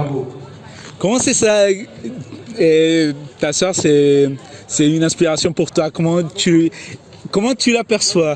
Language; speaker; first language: French; non-native, learner; Spanish